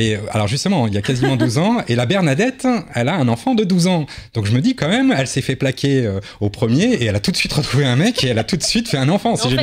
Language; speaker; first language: French; native; French